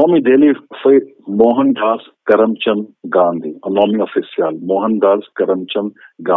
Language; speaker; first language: Portuguese; non-native, fluent; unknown